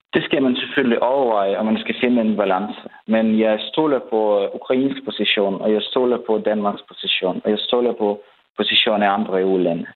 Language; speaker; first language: Danish; non-native, fluent; Ukrainian